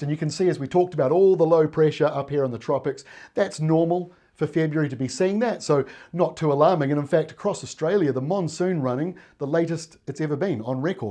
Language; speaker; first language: English; native; English